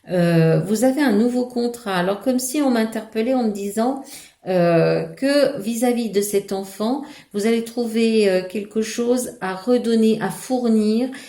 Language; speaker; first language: French; native; French